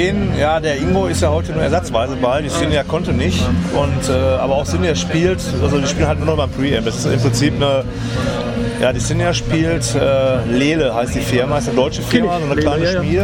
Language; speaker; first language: German; native; German